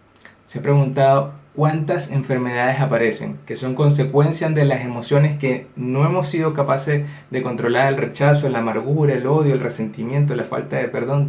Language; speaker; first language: Spanish; native; Spanish